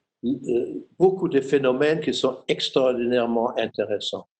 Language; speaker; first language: French; non-native, fluent; German